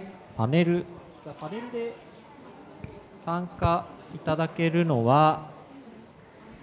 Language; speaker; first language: Japanese; native; Japanese